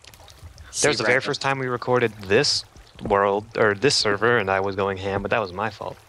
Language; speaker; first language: English; native; English